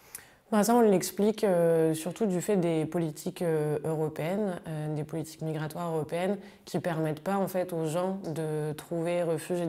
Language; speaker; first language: French; native; French